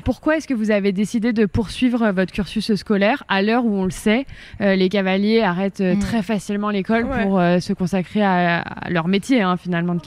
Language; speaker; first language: French; native; French